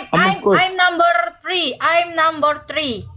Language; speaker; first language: English; non-native, learner; Indonesian